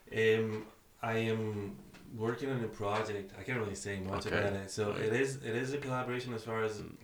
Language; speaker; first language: English; non-native, fluent; Greek